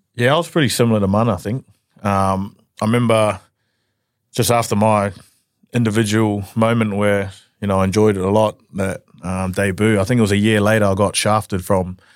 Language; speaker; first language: English; native; English